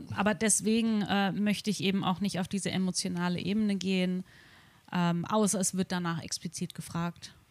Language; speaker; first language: German; native; German